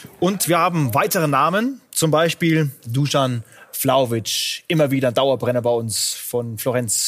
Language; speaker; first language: German; native; German